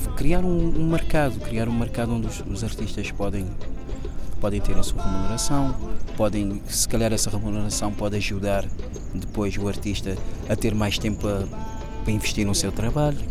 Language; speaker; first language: Portuguese; non-native, local second language; Kabuverdianu